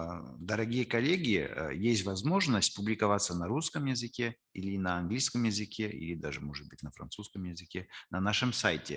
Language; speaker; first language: Russian; non-native, fluent; French